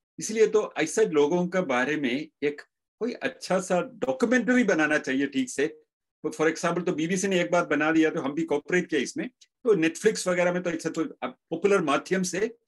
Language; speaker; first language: Hindi; non-native, local second language; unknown